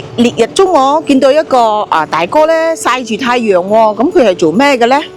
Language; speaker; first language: Cantonese; native; Cantonese